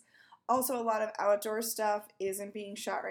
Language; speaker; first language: English; native; English